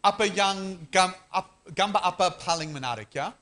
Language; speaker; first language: Indonesian; non-native, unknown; English